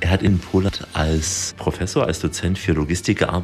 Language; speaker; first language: German; native; German